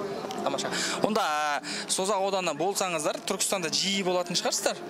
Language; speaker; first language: Kazakh; native; Kazakh